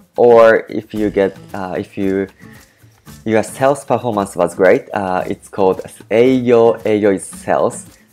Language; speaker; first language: English; non-native, fluent; Japanese